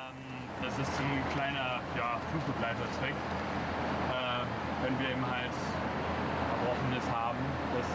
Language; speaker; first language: German; native; German